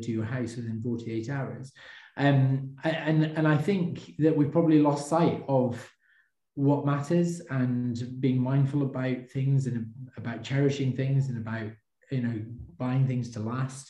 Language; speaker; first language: English; native; English